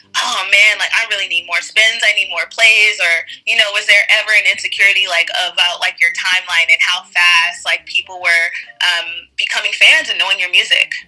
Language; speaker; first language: English; early bilingual, other home language; Wolof